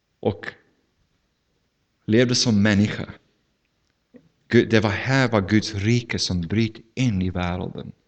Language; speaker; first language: Swedish; non-native, fluent; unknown